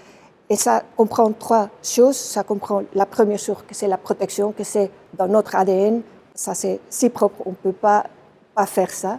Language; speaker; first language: French; non-native, fluent; Dutch